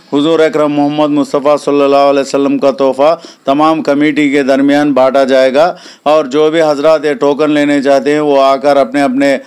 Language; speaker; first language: Hindi; non-native, local second language; Urdu